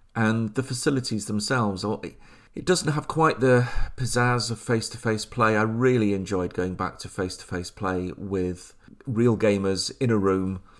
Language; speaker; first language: English; native; English